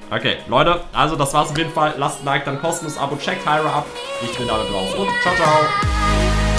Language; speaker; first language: German; native; German